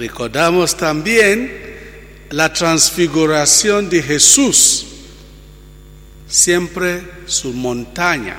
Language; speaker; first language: Spanish; non-native, fluent; Italian